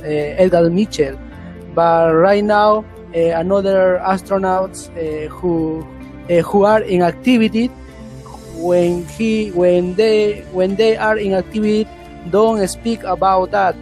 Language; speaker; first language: English; non-native, learner; Spanish